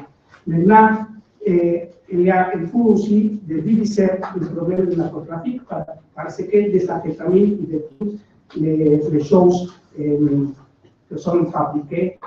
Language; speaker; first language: French; non-native, learner; Spanish